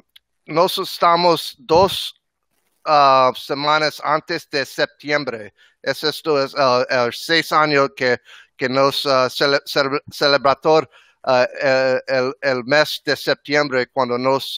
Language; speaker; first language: Spanish; non-native, learner; English